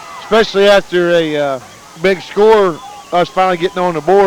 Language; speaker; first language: English; native; English